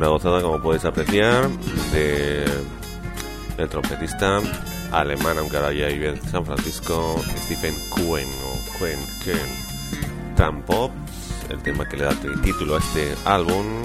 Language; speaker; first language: Spanish; native; Spanish